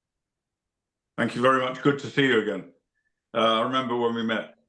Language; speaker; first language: English; native; English